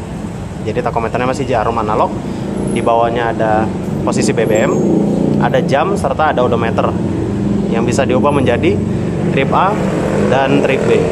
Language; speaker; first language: Indonesian; native; Indonesian